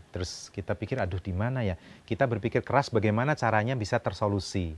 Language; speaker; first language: Indonesian; native; Indonesian